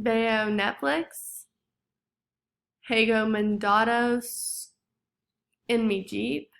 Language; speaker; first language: Spanish; non-native, learner; English